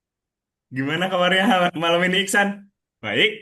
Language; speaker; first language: Indonesian; native; Indonesian